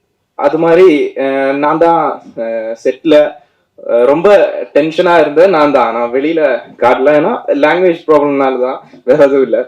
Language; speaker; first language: Tamil; non-native, fluent; Malayalam